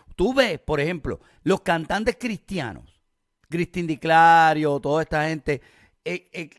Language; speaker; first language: Spanish; native; Spanish